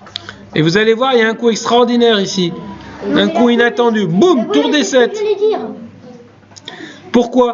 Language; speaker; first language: French; native; French